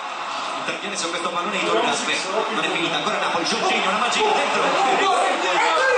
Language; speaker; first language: Italian; native; Italian